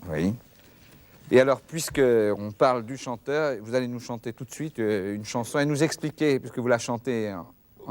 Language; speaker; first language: French; native; French